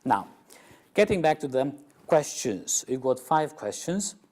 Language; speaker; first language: English; non-native, fluent; Romanian